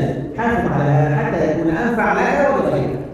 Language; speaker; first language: Arabic; native; Arabic